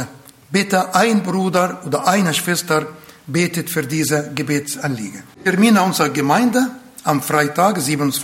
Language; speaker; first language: German; non-native, fluent; Arabic